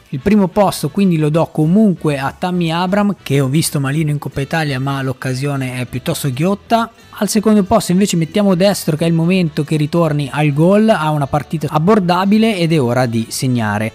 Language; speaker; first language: Italian; native; Italian